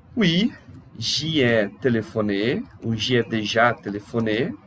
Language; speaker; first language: French; non-native, fluent; Portuguese